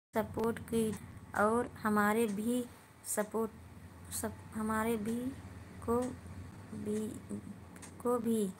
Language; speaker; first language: Hindi; native; Hindi